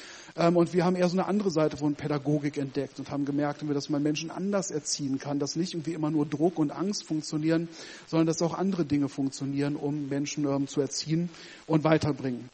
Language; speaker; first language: German; native; German